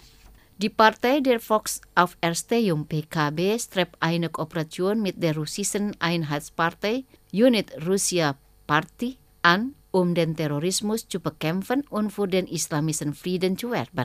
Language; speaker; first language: German; non-native, fluent; Indonesian